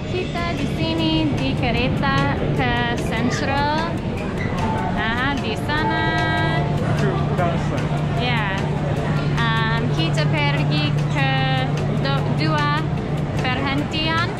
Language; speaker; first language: Indonesian; non-native, learner; English